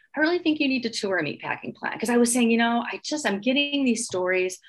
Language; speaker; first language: English; native; English